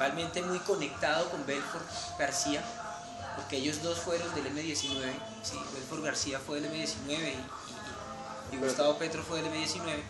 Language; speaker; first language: Spanish; native; Spanish